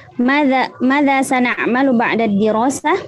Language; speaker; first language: Arabic; non-native, learner; Indonesian